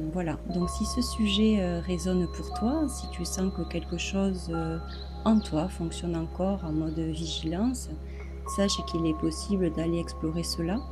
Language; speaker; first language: French; native; French